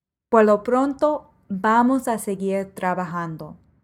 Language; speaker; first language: Spanish; non-native, fluent; English